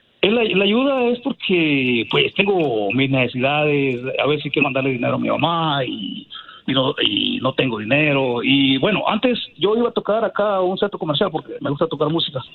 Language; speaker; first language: Spanish; native; Spanish